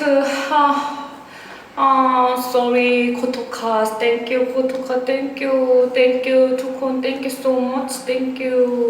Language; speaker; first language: English; non-native, learner; Korean